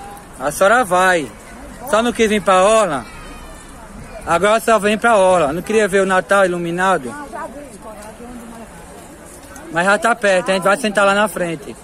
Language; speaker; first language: Portuguese; native; Portuguese